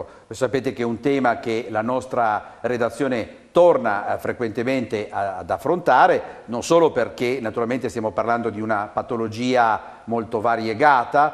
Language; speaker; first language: Italian; native; Italian